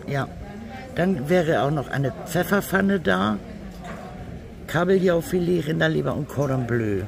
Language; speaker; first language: German; native; German